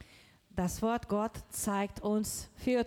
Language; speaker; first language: German; non-native, learner; Portuguese